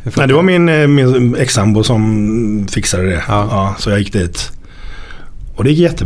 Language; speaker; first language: Swedish; native; Swedish